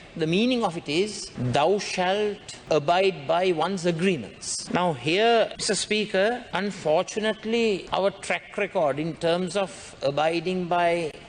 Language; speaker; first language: English; non-native, local second language; Sinhala